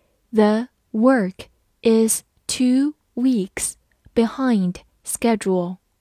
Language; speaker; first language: English; non-native, fluent; Chinese